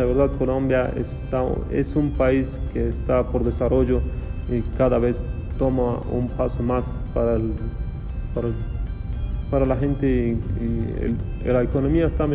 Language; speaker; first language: Spanish; non-native, fluent; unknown